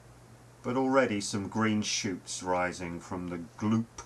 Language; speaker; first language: English; native; English